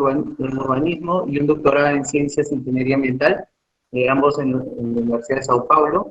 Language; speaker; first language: Spanish; native; Spanish